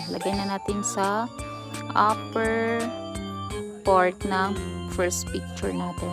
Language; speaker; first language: Filipino; native; Filipino